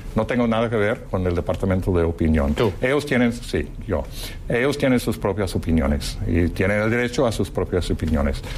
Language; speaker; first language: Spanish; non-native, fluent; English